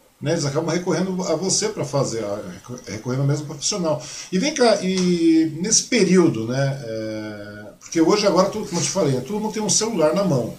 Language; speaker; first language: Portuguese; early bilingual, other home language; Chinese